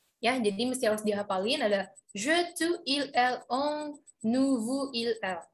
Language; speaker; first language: French; non-native, fluent; Indonesian